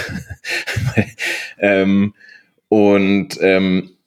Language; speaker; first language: German; non-native, fluent; Polish